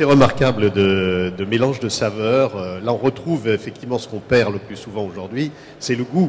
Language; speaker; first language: French; native; French